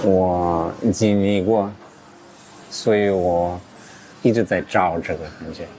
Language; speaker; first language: Chinese; early bilingual, heritage; English